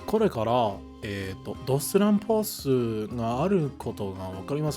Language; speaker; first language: Japanese; non-native, learner; English